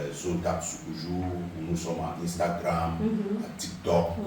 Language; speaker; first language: French; non-native, local second language; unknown